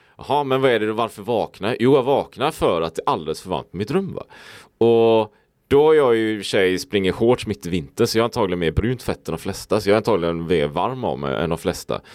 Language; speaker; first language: Swedish; native; Swedish